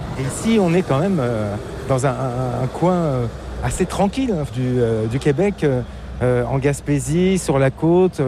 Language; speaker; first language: French; native; French